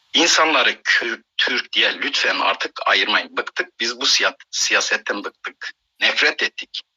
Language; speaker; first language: Turkish; non-native, local second language; Kurdish